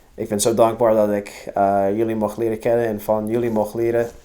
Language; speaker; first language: Dutch; non-native, fluent; English